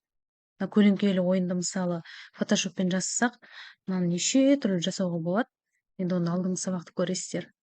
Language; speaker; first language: Kazakh; native; Kazakh